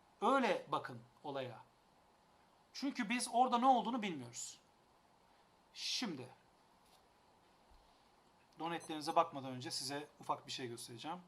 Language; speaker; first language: Turkish; native; Turkish